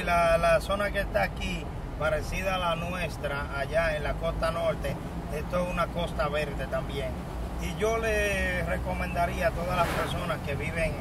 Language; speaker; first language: Spanish; native; Spanish